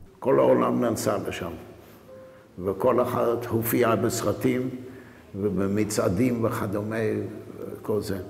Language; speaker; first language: Hebrew; non-native, fluent; Dutch